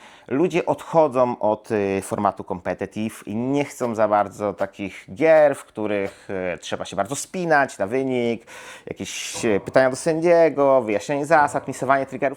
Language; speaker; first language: Polish; native; Polish